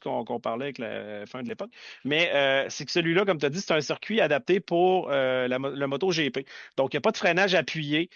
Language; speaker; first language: French; native; French